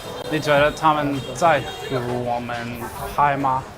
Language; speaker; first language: Chinese; non-native, learner; English